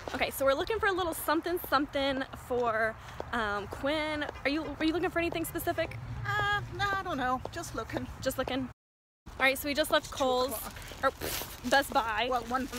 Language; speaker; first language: English; native; English